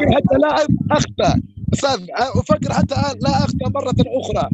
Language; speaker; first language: Arabic; non-native, learner; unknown